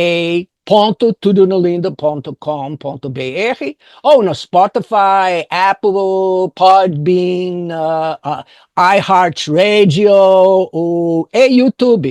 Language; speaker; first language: Portuguese; non-native, fluent; English